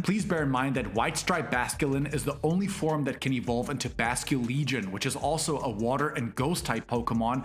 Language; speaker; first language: English; native; English